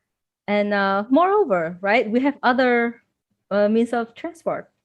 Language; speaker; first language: English; non-native, fluent; Vietnamese